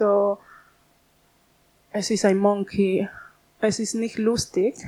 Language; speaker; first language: German; non-native, learner; Spanish